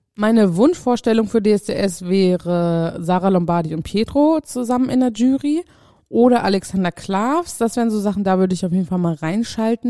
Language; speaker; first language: German; native; German